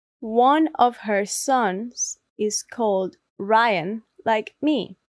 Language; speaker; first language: English; non-native, learner; Spanish